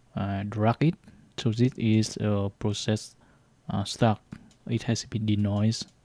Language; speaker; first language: English; non-native, learner; Vietnamese